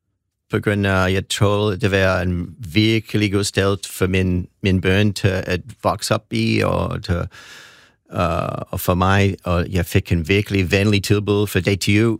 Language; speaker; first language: Danish; non-native, fluent; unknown